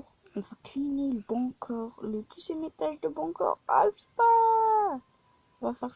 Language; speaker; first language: French; non-native, learner; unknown